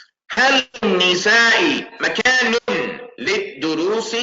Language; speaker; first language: Arabic; non-native, fluent; English